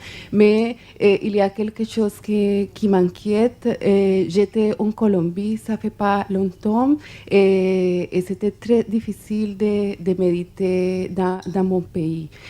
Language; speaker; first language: French; non-native, fluent; Spanish